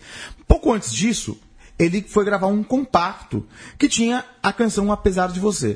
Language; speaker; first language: Portuguese; native; Portuguese